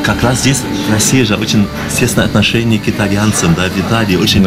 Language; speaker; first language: Russian; early bilingual, heritage; Russian